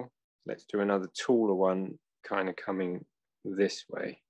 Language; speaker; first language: English; native; English